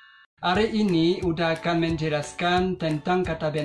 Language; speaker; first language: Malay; non-native, fluent; French